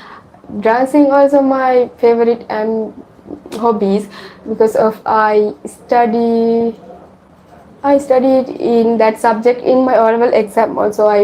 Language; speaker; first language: English; non-native, learner; Sinhala